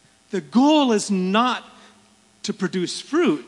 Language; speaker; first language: English; native; English